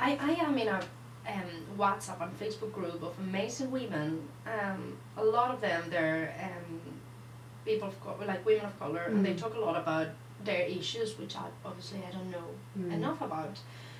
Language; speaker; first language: English; non-native, fluent; Spanish